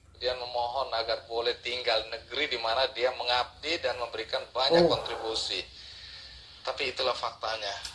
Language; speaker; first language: Indonesian; native; Indonesian